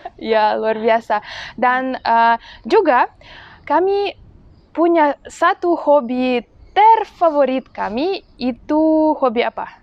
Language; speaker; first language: Indonesian; non-native, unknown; Russian